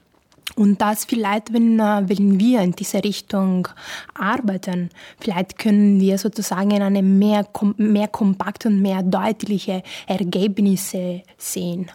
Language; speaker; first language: German; non-native, fluent; Italian